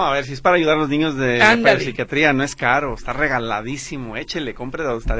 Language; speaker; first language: Spanish; native; Spanish